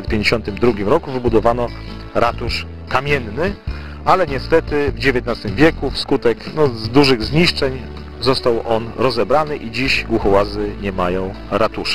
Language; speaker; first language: Polish; native; Polish